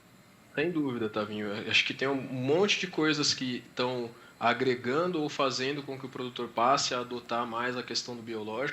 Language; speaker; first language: Portuguese; native; Portuguese